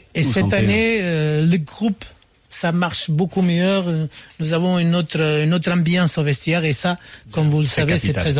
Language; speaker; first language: French; non-native, fluent; Portuguese